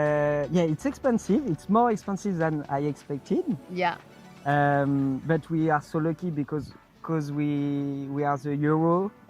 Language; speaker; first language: English; non-native, fluent; French